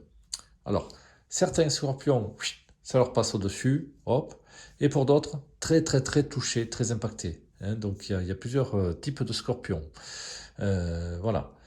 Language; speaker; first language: French; native; French